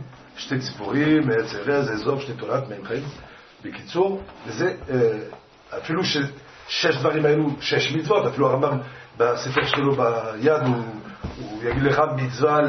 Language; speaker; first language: Hebrew; non-native, fluent; French